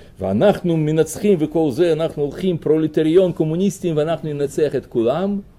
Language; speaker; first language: Hebrew; non-native, fluent; Russian